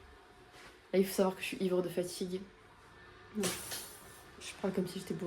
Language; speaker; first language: French; native; French